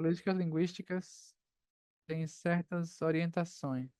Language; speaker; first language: Portuguese; non-native, fluent; Spanish